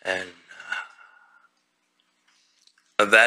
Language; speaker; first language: English; native; English